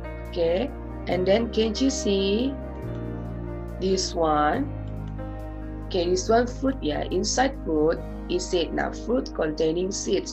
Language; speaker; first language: English; non-native, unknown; Indonesian